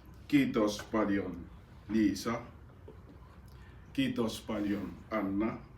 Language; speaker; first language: Finnish; non-native, learner; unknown